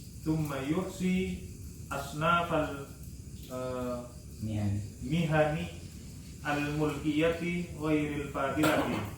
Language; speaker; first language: Arabic; non-native, learner; Indonesian